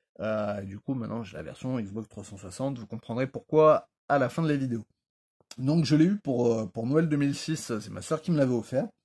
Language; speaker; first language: French; native; French